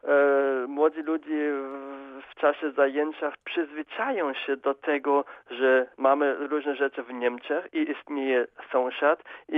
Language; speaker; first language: Polish; non-native, fluent; German